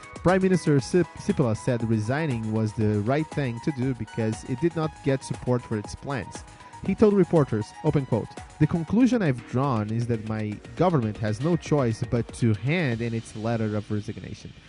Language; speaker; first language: English; non-native, fluent; Portuguese